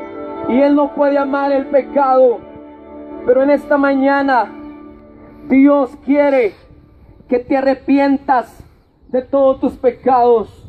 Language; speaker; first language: Spanish; native; Spanish